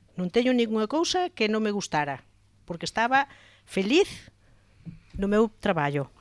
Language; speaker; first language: Galician; native; Galician